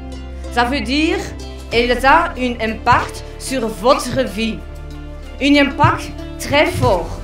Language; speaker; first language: French; non-native, fluent; Dutch